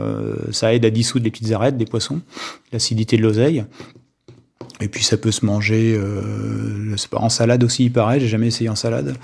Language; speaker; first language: French; native; French